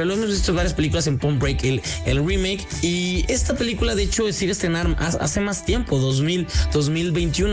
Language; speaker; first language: Spanish; native; Spanish